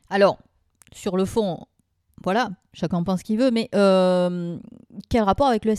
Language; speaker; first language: French; native; French